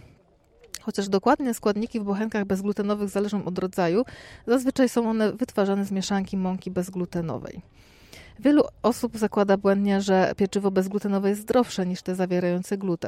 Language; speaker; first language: Polish; native; Polish